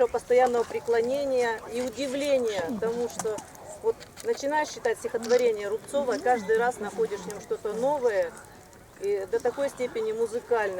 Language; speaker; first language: Russian; native; Russian